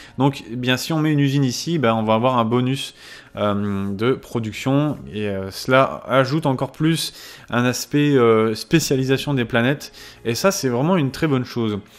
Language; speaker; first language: French; native; French